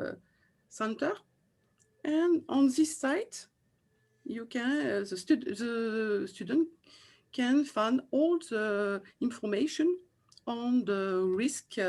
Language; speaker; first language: English; non-native, fluent; French